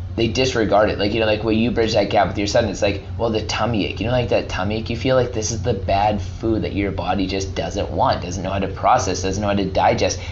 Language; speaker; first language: English; native; English